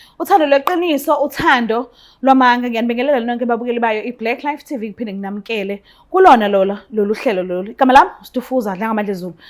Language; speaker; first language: Zulu; native; Zulu